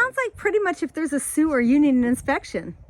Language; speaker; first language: English; native; English